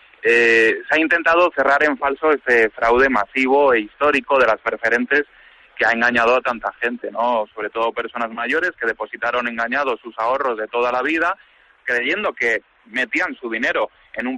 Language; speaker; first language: Spanish; native; Spanish